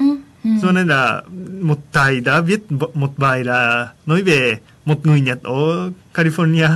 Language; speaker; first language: Vietnamese; non-native, fluent; Japanese